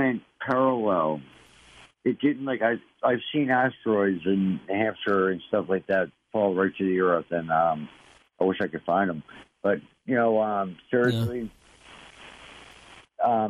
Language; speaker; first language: English; native; English